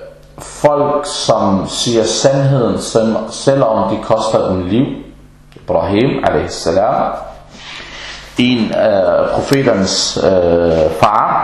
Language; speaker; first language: Danish; early bilingual, other home language; Arabic